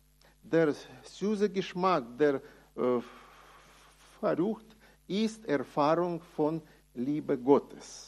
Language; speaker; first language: German; non-native, fluent; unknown